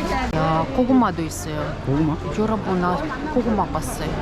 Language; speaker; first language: Korean; non-native, fluent; Ukrainian